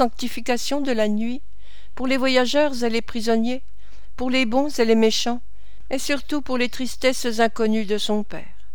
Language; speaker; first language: French; native; French